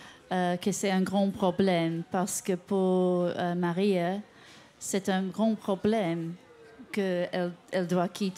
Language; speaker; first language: French; non-native, fluent; English